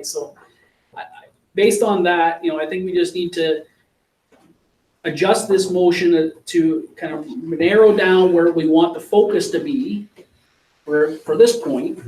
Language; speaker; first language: English; native; English